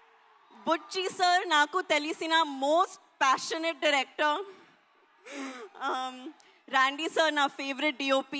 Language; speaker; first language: Telugu; non-native, learner; Hindi